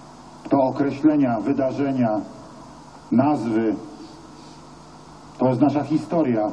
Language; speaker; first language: Polish; native; Polish